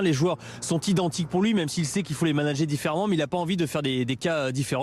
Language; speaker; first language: French; native; French